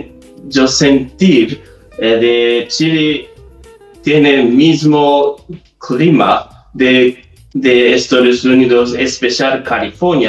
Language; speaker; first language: Spanish; non-native, learner; Japanese